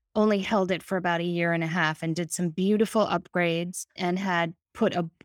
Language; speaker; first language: English; native; English